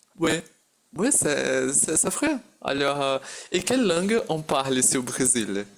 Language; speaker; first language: French; non-native, fluent; Portuguese